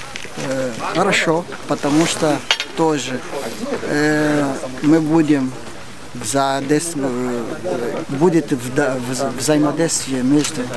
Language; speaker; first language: Russian; non-native, learner; Portuguese